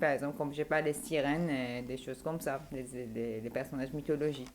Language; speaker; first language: French; non-native, fluent; Persian